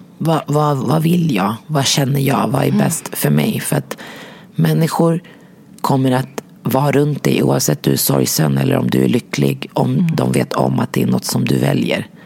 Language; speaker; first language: Swedish; native; Swedish